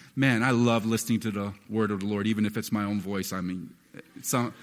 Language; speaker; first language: English; native; English